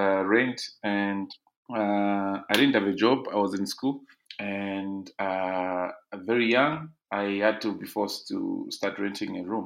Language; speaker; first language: English; non-native, local second language; Bemba